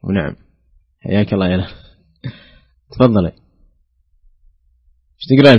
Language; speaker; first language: Arabic; native; Arabic